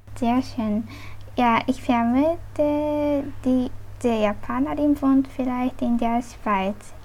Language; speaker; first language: German; non-native, fluent; Japanese